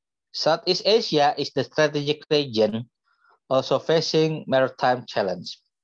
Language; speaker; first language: English; non-native, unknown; Indonesian